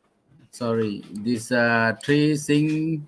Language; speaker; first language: English; non-native, learner; Thai